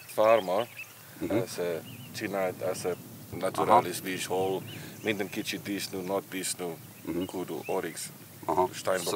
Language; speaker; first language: Hungarian; non-native, learner; Afrikaans